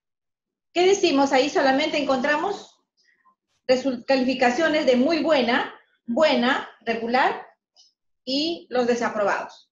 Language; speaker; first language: Spanish; native; Spanish